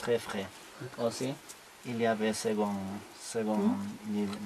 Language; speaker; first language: French; non-native, learner; Quechua